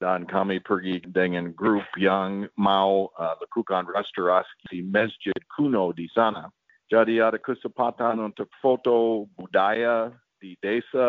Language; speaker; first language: Indonesian; non-native, fluent; English